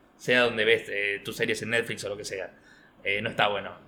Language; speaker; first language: Spanish; native; Spanish